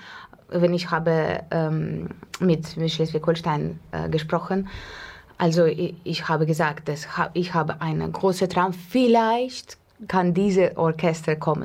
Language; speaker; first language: German; non-native, fluent; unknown